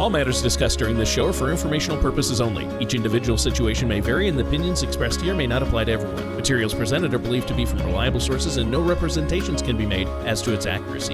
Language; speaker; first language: English; native; English